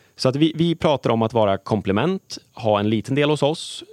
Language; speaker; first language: Swedish; native; Swedish